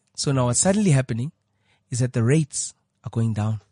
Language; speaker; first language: English; non-native, local second language; Xhosa